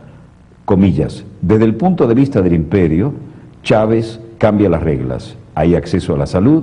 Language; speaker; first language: Spanish; native; Spanish